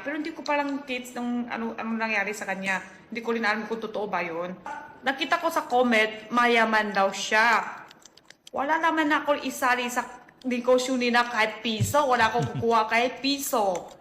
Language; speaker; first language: Filipino; non-native, learner; Chinese